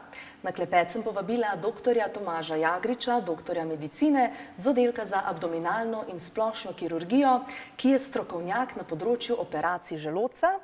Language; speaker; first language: Slovenian; native; Slovenian